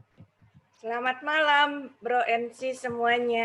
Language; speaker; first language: Indonesian; native; Indonesian